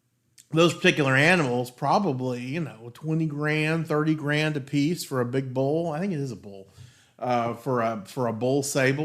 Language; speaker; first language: English; native; English